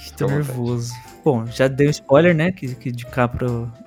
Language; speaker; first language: Portuguese; early bilingual, other home language; Spanish